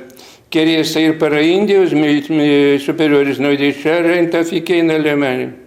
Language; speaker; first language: Portuguese; non-native, fluent; Lithuanian